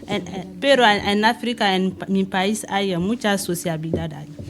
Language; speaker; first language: Spanish; non-native, learner; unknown